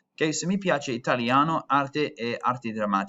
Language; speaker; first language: Italian; non-native, fluent; English